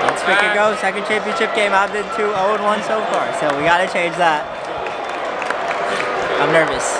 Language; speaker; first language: English; native; English